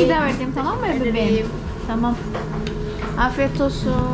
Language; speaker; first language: Turkish; non-native, learner; Indonesian